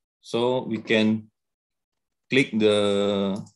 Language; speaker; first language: English; non-native, learner; Indonesian